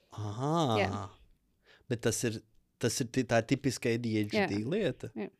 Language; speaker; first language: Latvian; native; Latvian